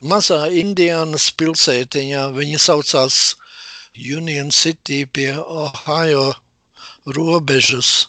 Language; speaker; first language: Latvian; native; Latvian